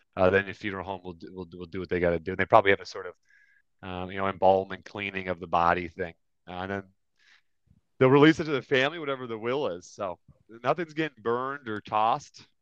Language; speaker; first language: English; native; English